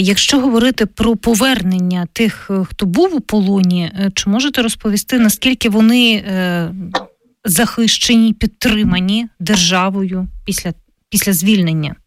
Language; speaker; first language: Ukrainian; native; Ukrainian